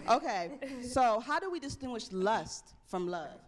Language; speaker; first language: English; native; English